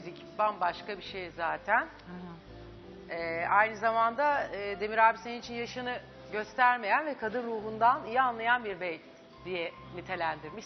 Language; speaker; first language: Turkish; native; Turkish